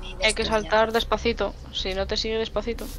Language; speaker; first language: Spanish; native; Spanish